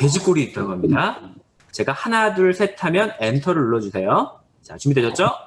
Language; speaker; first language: Korean; native; Korean